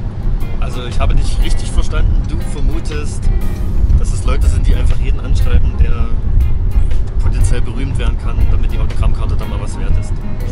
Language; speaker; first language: German; native; German